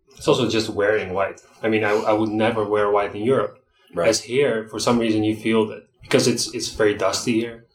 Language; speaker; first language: English; non-native, fluent; Dutch